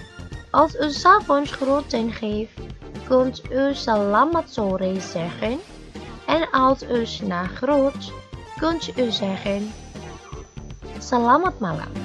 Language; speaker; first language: Dutch; non-native, fluent; Indonesian